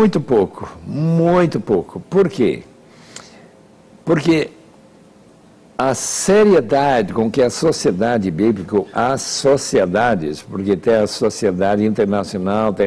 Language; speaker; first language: Portuguese; non-native, fluent; English